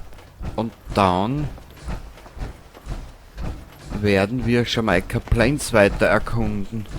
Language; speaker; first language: German; native; German